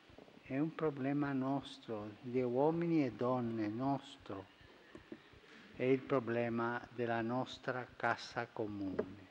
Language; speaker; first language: Italian; non-native, fluent; Spanish